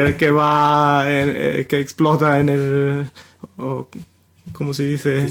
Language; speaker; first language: Spanish; non-native, fluent; German